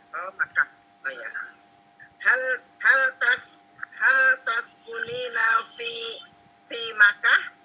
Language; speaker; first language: Arabic; non-native, learner; Indonesian